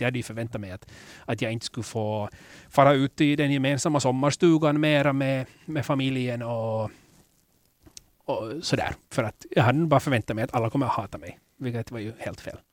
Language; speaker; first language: Swedish; native; Swedish